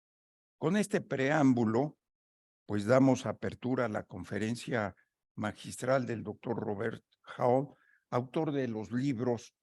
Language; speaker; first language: Spanish; native; Spanish